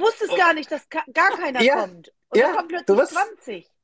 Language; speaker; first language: German; native; German